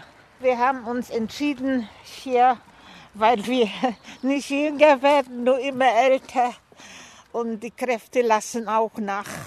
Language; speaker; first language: German; non-native, fluent; Polish